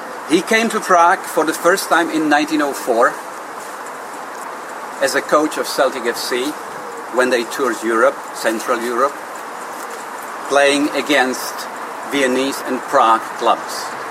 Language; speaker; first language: English; non-native, fluent; Czech